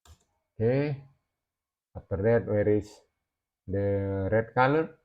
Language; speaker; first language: English; non-native, learner; Indonesian